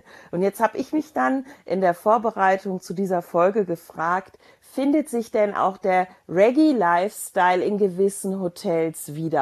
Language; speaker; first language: German; native; German